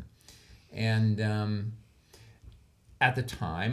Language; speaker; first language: English; native; English